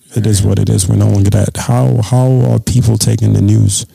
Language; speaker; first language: English; non-native, local second language; Yoruba